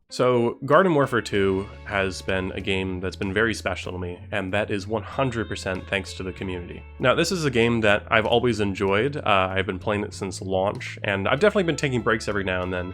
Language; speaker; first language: English; native; English